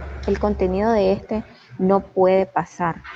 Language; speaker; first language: Spanish; native; Spanish